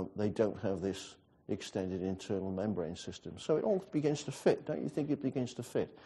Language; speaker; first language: English; native; English